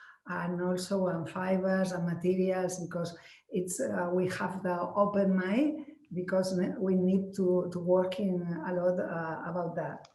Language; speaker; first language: English; non-native, learner; Spanish